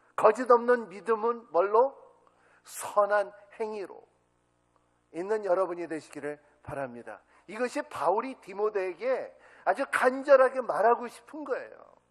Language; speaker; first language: Korean; native; Korean